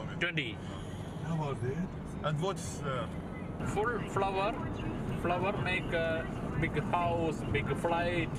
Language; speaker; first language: English; non-native, learner; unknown